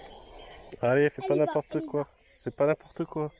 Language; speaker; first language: French; native; French